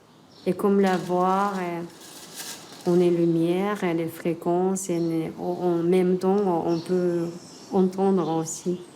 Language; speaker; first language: French; non-native, learner; Japanese